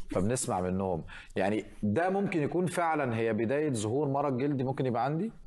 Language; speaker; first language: Arabic; native; Arabic